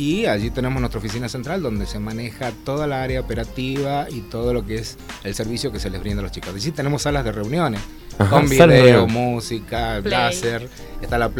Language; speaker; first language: Spanish; native; Spanish